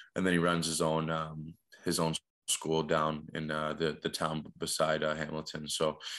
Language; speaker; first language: English; native; English